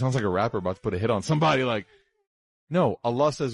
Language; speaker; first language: English; native; English